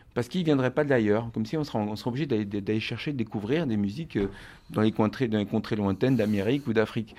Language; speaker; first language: French; native; French